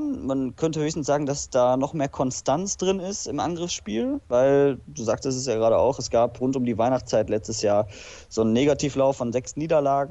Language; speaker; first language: German; native; German